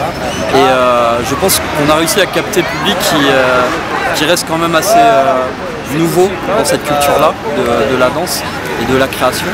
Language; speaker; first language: French; early bilingual, other home language; Vietnamese